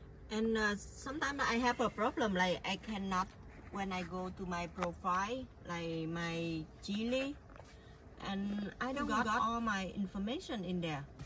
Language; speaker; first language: English; non-native, learner; Vietnamese